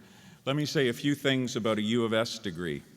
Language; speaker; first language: English; native; English